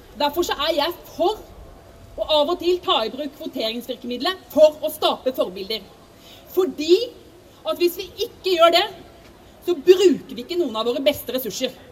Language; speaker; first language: Norwegian; native; Norwegian